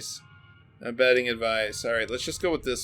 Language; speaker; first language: English; native; English